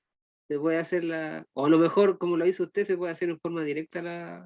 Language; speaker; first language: Spanish; native; Spanish